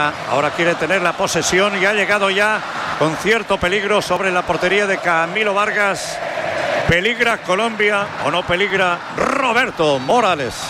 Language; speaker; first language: Spanish; native; Spanish